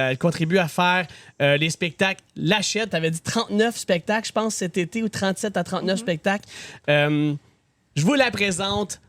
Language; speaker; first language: French; native; French